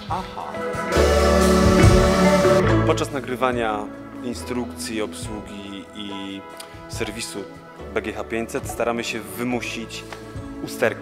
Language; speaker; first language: Polish; native; Polish